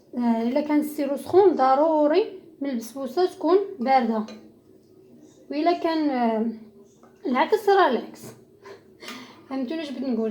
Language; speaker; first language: Arabic; native; Arabic